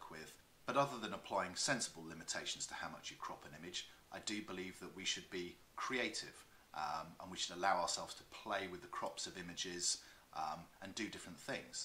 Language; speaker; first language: English; native; English